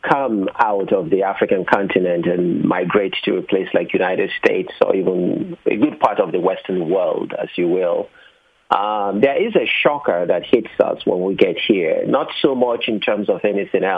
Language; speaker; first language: English; non-native, local second language; Igbo